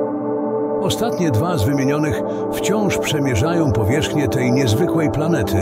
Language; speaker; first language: Polish; native; Polish